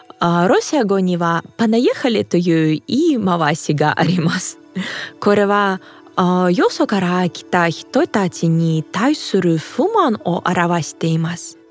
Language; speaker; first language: Japanese; non-native, fluent; Russian